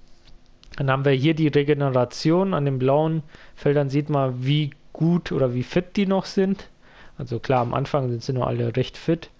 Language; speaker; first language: German; native; German